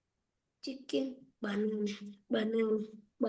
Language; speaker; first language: English; non-native, learner; Vietnamese